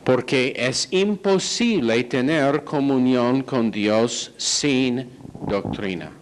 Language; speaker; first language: Spanish; non-native, fluent; English